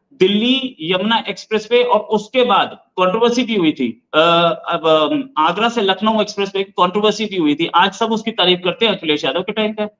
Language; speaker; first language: Hindi; native; Hindi